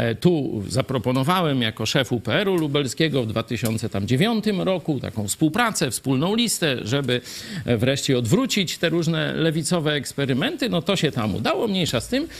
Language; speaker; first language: Polish; native; Polish